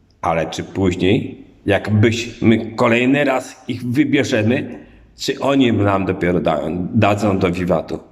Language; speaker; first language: Polish; native; Polish